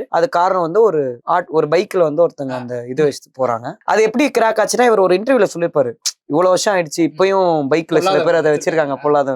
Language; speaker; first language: Tamil; native; Tamil